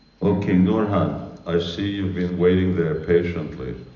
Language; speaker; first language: English; early bilingual, other home language; Hungarian